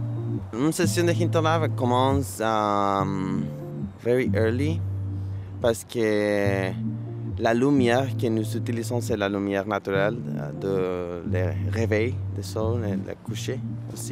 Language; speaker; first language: French; non-native, learner; Spanish